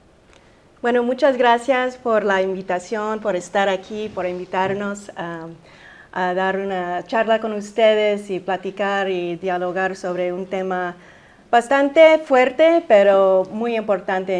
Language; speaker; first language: Spanish; early bilingual, heritage; Spanish